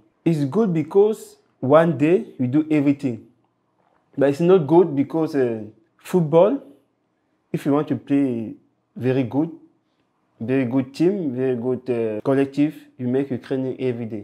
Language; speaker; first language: English; non-native, local second language; French